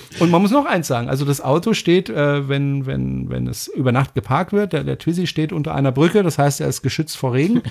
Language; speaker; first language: German; non-native, fluent; French